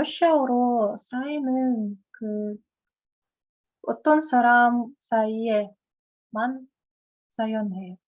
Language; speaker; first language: Korean; non-native, learner; Russian